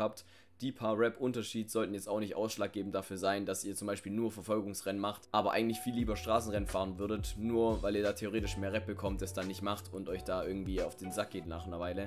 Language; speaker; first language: German; native; German